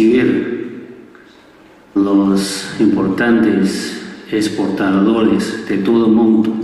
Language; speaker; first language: Spanish; non-native, learner; Chinese